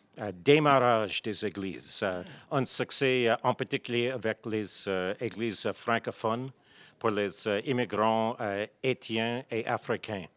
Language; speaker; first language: French; non-native, local second language; English